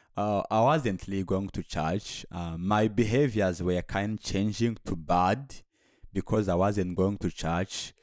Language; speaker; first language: English; non-native, local second language; Kinyarwanda